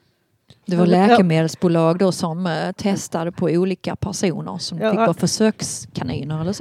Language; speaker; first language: Swedish; native; Swedish